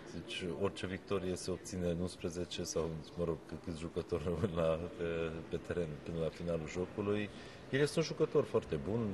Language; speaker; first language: Romanian; non-native, local second language; Hungarian